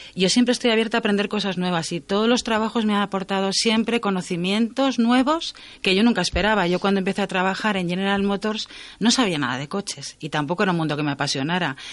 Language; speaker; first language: Spanish; native; Spanish